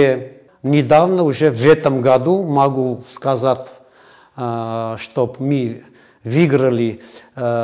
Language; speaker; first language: Russian; non-native, fluent; Armenian